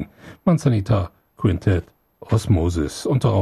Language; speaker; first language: German; native; German